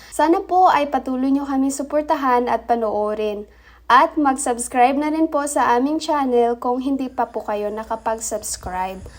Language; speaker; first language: Filipino; non-native, local second language; Cebuano